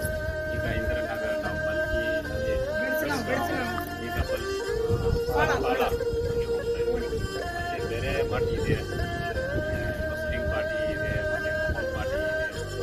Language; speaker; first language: Kannada; non-native, learner; Tibetan